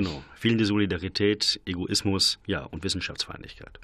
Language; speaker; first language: German; native; German